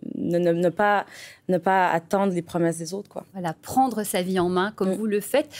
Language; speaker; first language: French; native; French